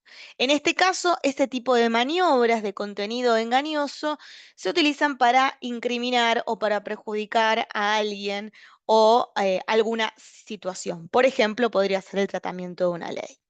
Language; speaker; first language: Spanish; native; Spanish